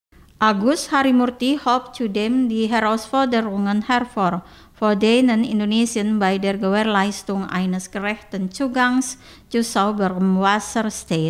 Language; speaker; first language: German; non-native, fluent; Indonesian